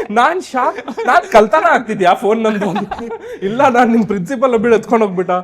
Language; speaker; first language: Kannada; non-native, local second language; Marwari